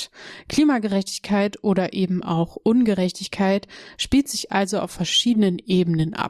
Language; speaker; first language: German; native; German